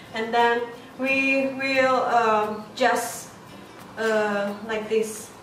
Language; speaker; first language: English; non-native, learner; Indonesian